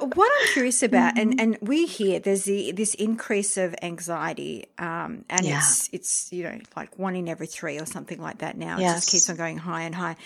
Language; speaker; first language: English; early bilingual, other home language; French